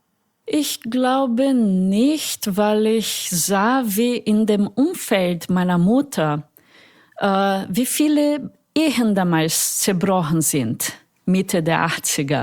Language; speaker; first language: German; non-native, fluent; Portuguese